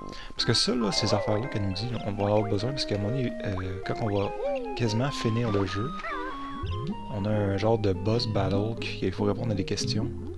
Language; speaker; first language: French; native; French